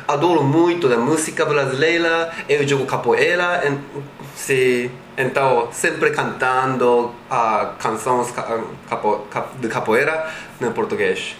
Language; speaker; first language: Portuguese; non-native, learner; Japanese